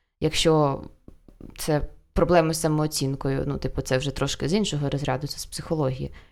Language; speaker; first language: Ukrainian; non-native, local second language; Russian